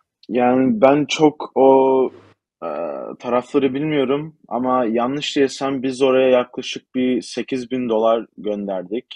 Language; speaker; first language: Turkish; early bilingual, heritage; Turkish